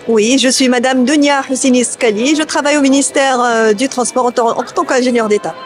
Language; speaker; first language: French; non-native, local second language; Arabic